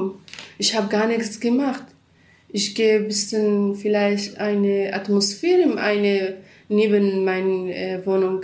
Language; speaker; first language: German; non-native, learner; Central Kurdish